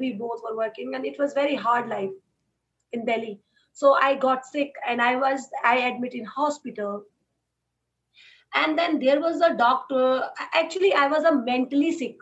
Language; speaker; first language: English; non-native, local second language; Hindi